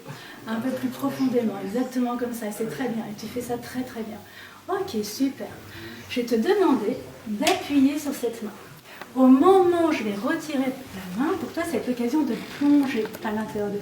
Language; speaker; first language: French; native; French